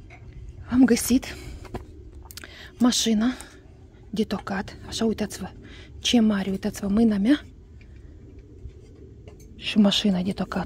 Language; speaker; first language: Romanian; non-native, learner; Russian